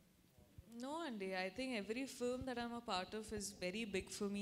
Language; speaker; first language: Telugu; non-native, fluent; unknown